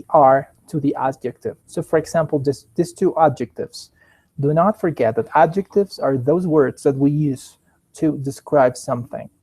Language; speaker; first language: English; non-native, fluent; Spanish